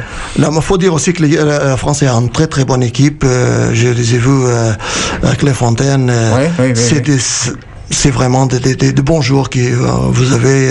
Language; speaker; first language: French; non-native, fluent; Portuguese